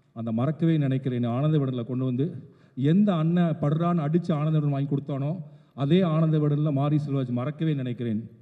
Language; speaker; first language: Tamil; native; Tamil